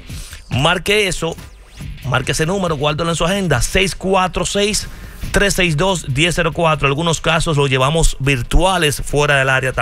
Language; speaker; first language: Spanish; native; Spanish